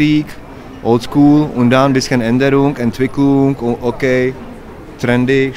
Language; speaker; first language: German; non-native, learner; Czech